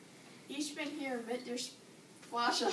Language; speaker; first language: German; non-native, learner; English